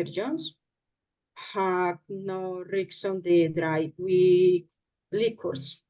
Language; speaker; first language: English; non-native, learner; Spanish